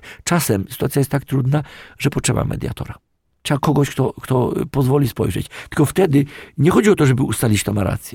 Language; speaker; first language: Polish; native; Polish